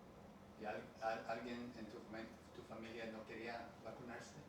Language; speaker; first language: Spanish; early bilingual, heritage; English